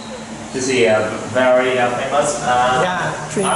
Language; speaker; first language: English; non-native, learner; Vietnamese